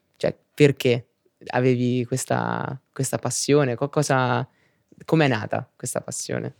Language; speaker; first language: Italian; native; Italian